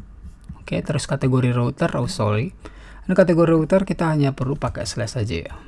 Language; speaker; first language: Indonesian; native; Indonesian